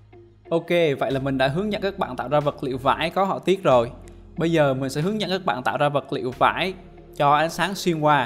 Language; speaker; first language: Vietnamese; native; Vietnamese